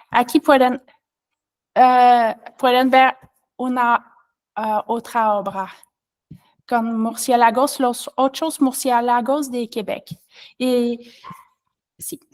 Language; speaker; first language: Spanish; non-native, learner; French